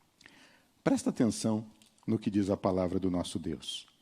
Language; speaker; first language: Portuguese; native; Portuguese